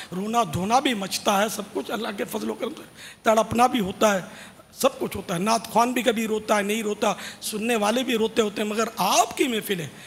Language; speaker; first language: Urdu; native; Urdu